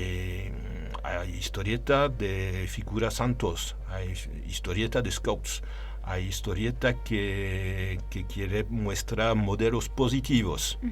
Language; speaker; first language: Spanish; non-native, learner; French